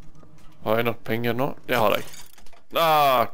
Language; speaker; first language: Swedish; non-native, learner; Norwegian